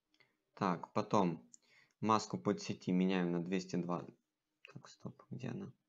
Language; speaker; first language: Russian; native; Russian